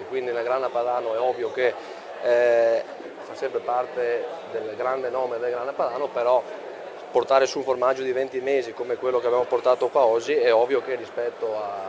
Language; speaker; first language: Italian; native; Italian